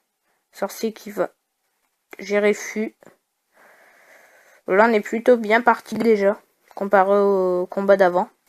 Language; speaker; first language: French; native; French